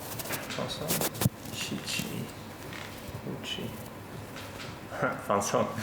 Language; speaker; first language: Chinese; non-native, fluent; English